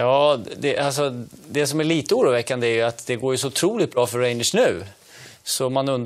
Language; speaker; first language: Swedish; native; Swedish